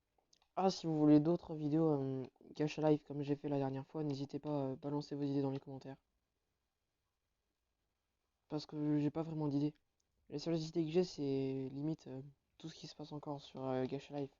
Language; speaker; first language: French; native; French